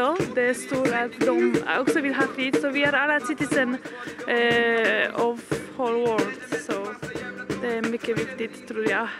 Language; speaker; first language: Swedish; non-native, learner; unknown